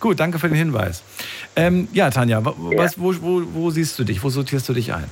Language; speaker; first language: German; native; German